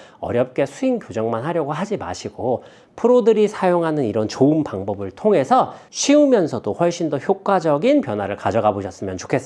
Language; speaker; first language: Korean; native; Korean